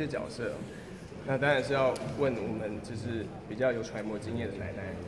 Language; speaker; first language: Chinese; native; Chinese